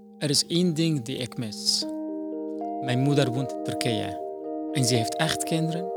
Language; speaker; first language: Dutch; non-native, fluent; Arabic